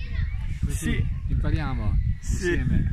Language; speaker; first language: Italian; non-native, learner; Slovenian